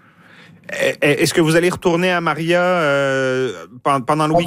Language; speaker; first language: French; native; French